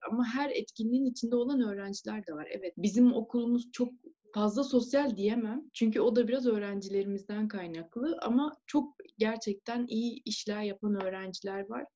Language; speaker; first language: Turkish; native; Turkish